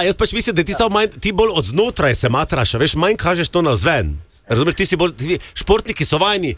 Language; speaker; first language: Slovenian; native; Slovenian